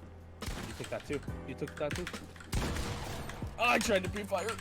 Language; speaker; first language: English; native; English